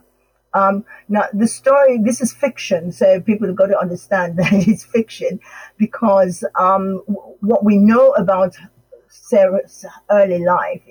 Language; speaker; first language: English; non-native, local second language; Krio